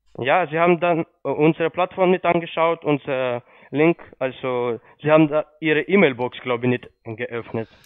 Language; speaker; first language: German; non-native, fluent; Polish